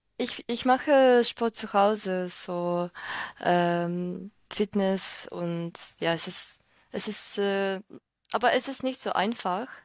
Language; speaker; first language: German; non-native, learner; Ukrainian